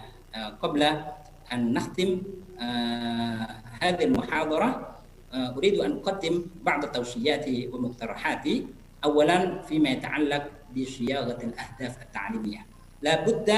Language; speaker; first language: Arabic; non-native, fluent; Indonesian